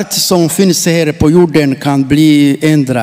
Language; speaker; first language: Swedish; non-native, fluent; Rundi